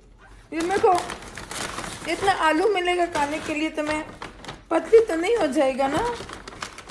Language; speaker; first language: Hindi; non-native, local second language; Pashto